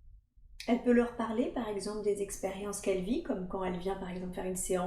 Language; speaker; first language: French; native; French